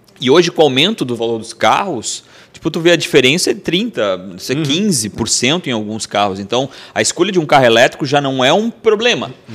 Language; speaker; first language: Portuguese; native; Portuguese